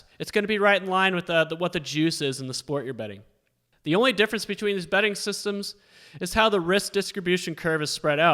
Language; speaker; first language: English; native; English